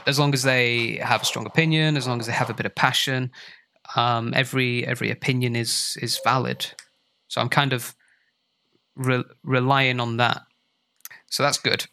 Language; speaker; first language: English; native; English